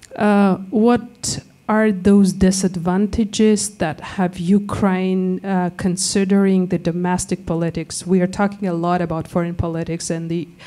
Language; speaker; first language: English; non-native, fluent; Georgian